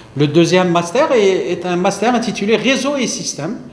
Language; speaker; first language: French; non-native, local second language; Arabic